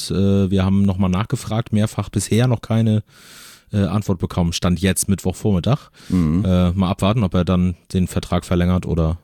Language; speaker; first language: German; native; German